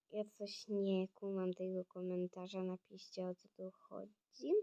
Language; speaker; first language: Polish; non-native, fluent; Ukrainian